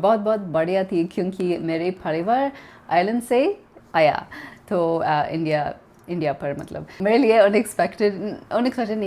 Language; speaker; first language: Hindi; non-native, learner; English